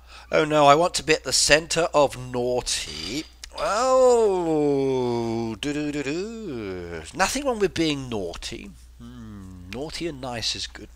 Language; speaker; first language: English; native; English